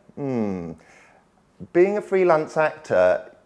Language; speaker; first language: English; native; English